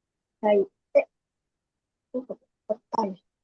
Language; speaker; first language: Japanese; non-native, learner; Indonesian